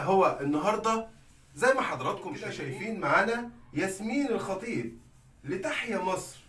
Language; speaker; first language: Arabic; native; Arabic